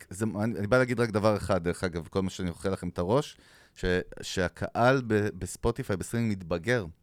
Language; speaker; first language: Hebrew; native; Hebrew